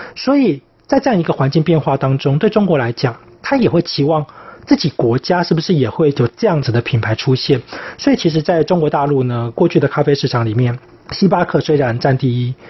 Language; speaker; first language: Chinese; native; Chinese